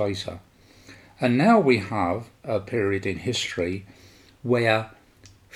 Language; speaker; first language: English; native; English